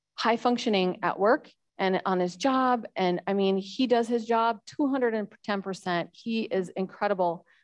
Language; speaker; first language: English; native; English